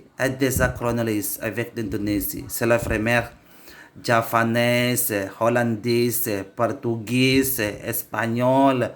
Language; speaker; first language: French; non-native, learner; Indonesian